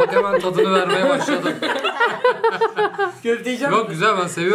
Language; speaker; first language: Turkish; native; Turkish